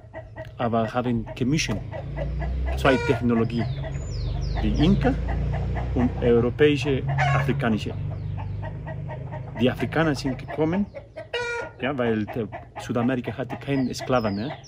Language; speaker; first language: German; non-native, learner; Spanish